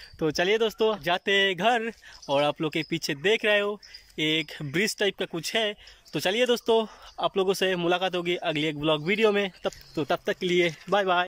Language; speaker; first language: Hindi; non-native, local second language; Bangla